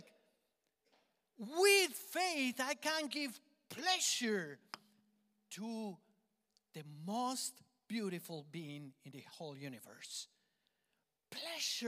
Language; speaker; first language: English; non-native, fluent; Spanish